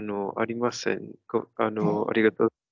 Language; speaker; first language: Japanese; non-native, learner; Czech